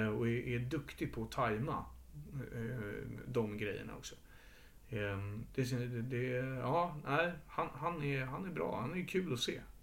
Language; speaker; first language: Swedish; native; Swedish